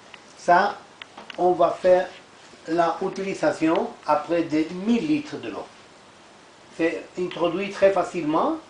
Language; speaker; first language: French; non-native, learner; Italian